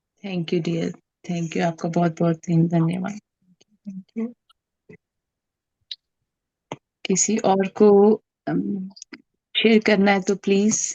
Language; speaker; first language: Hindi; native; Hindi